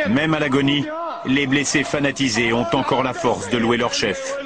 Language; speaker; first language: French; native; French